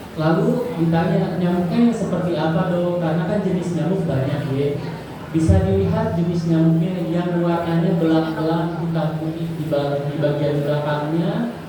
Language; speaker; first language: Indonesian; native; Indonesian